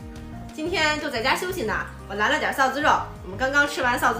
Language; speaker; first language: Chinese; native; Chinese